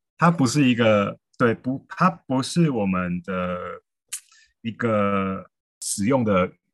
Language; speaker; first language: Chinese; native; Chinese